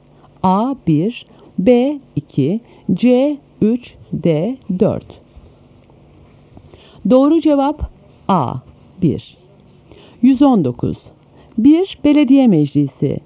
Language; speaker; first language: Turkish; native; Turkish